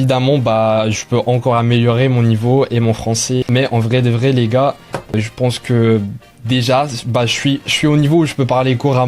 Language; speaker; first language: French; non-native, fluent; English